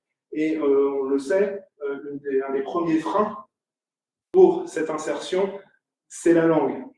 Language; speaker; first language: French; native; French